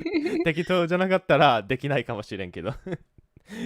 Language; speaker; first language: Japanese; early bilingual, heritage; Japanese